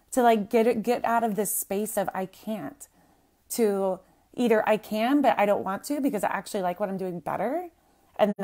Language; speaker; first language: English; native; English